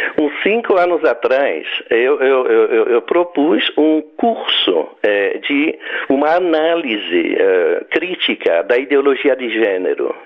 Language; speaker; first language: Portuguese; non-native, fluent; French